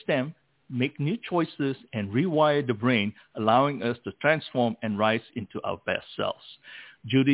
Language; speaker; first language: English; non-native, local second language; Min Nan Chinese